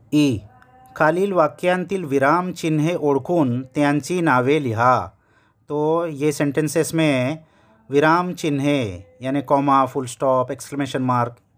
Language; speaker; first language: Hindi; native; Hindi